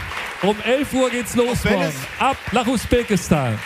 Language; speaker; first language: German; native; German